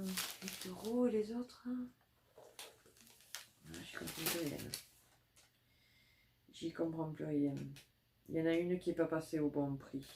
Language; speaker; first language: French; native; French